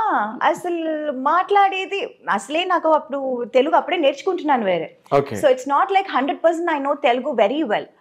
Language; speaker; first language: Telugu; non-native, local second language; Tamil